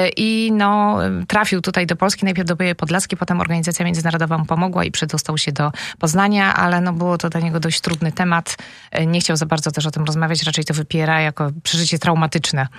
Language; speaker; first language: Polish; native; Polish